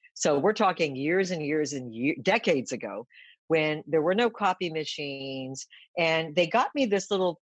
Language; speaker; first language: English; early bilingual, other home language; Japanese